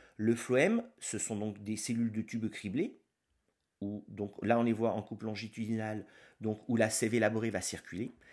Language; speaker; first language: French; native; French